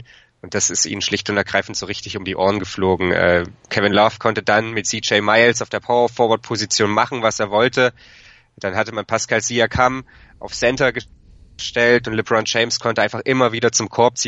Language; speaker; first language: German; native; German